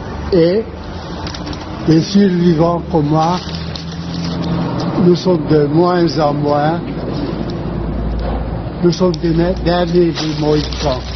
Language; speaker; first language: French; non-native, fluent; Hungarian